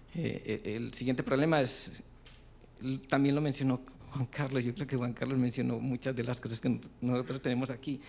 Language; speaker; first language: Spanish; native; Spanish